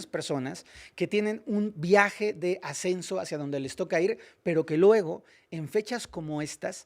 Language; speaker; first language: Spanish; native; Spanish